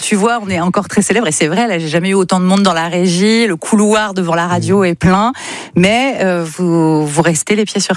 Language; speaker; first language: French; native; French